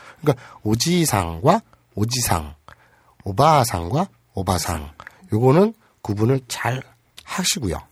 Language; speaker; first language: Korean; native; Korean